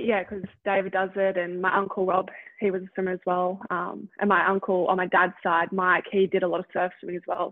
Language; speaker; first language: English; native; English